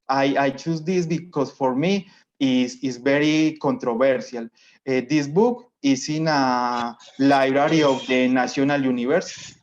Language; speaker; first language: English; non-native, learner; Spanish